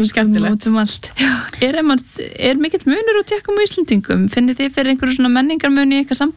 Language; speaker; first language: Icelandic; native; Icelandic